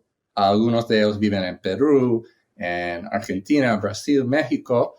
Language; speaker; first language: Spanish; non-native, fluent; English